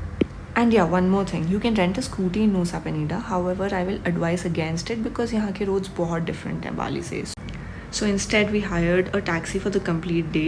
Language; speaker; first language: English; non-native, local second language; Hindi